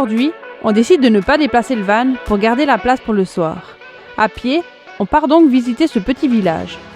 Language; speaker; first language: French; native; French